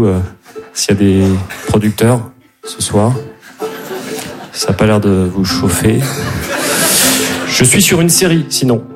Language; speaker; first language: French; native; French